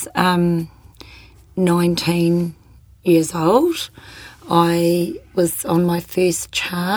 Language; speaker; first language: English; native; English